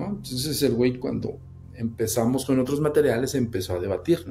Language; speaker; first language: Spanish; native; Spanish